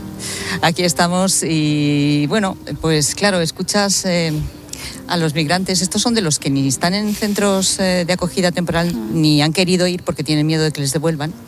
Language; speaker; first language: Spanish; native; Spanish